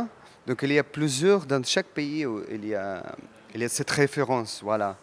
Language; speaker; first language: French; non-native, learner; Russian